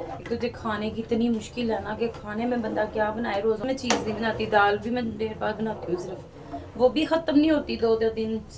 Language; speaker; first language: Urdu; non-native, local second language; Punjabi